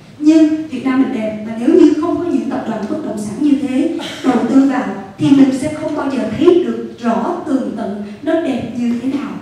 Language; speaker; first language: Vietnamese; native; Vietnamese